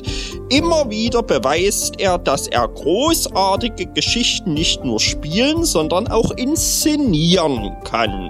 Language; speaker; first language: German; native; German